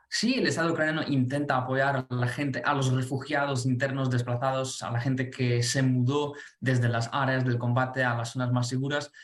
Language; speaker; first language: Spanish; non-native, fluent; Ukrainian